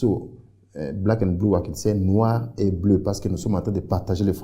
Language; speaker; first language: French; non-native, fluent; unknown